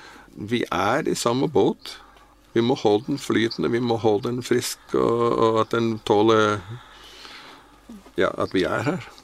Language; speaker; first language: Norwegian; non-native, fluent; English